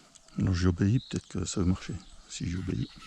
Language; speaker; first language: French; native; French